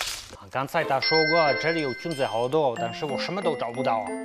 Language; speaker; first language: Chinese; non-native, learner; English